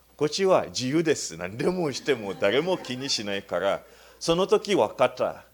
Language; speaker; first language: Japanese; non-native, learner; Luba-Lulua